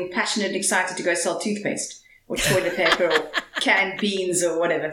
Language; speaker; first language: English; native; English